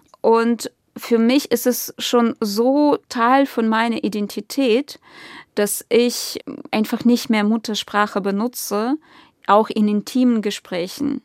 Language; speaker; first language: German; non-native, fluent; Russian